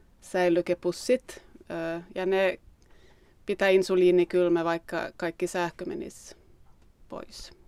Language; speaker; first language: Finnish; non-native, local second language; Swedish